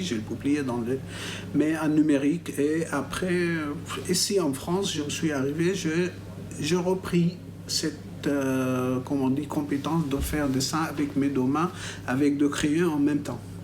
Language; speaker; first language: French; non-native, fluent; Arabic